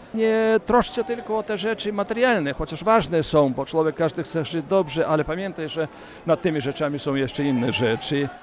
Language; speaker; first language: Polish; early bilingual, heritage; Polish